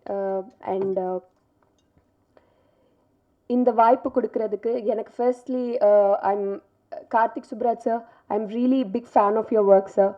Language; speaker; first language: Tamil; non-native, local second language; Telugu